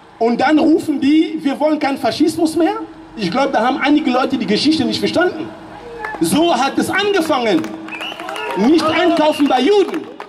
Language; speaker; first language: German; early bilingual, other home language; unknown